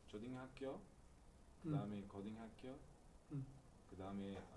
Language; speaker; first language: Korean; non-native, learner; Uzbek